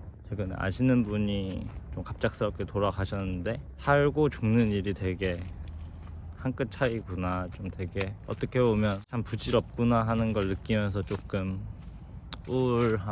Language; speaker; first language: Korean; native; Korean